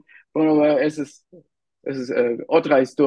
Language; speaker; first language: Spanish; non-native, fluent; German